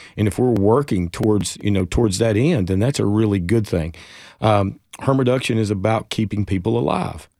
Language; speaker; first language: English; native; English